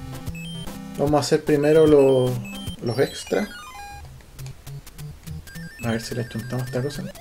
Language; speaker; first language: Spanish; native; Spanish